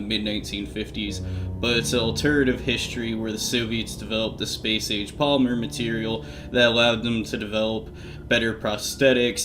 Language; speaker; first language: English; native; English